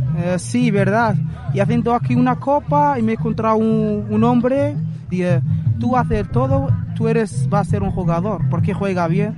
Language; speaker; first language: Spanish; non-native, learner; Arabic